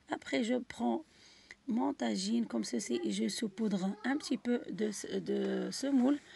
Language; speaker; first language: French; non-native, local second language; Arabic